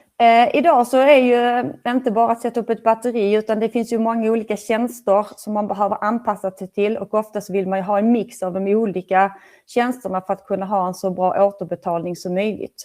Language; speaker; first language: Swedish; native; Swedish